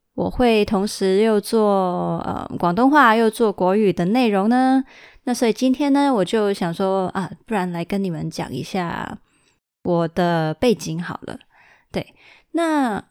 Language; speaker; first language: Chinese; early bilingual, heritage; Chinese